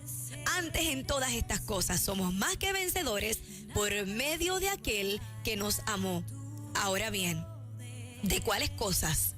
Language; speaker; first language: Spanish; native; Spanish